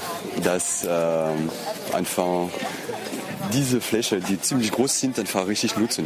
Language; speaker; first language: German; non-native, fluent; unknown